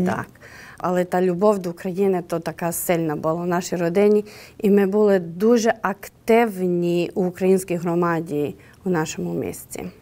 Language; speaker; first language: Ukrainian; early bilingual, heritage; Ukrainian